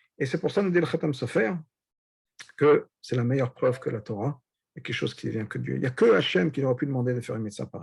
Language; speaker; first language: French; native; French